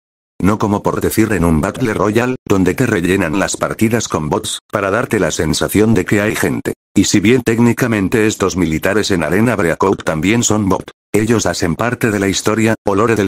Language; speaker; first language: Spanish; native; Spanish